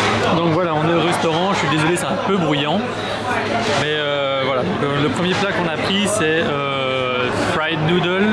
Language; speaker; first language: French; native; French